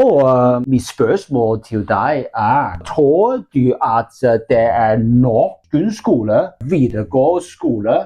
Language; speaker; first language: Norwegian; non-native, learner; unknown